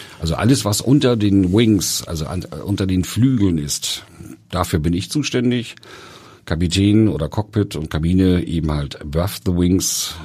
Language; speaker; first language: German; native; German